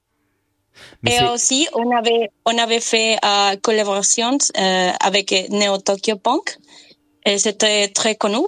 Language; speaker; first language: French; non-native, learner; Spanish